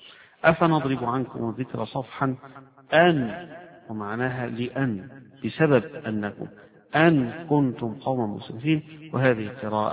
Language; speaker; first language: Arabic; native; Arabic